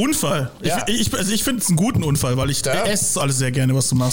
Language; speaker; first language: German; native; German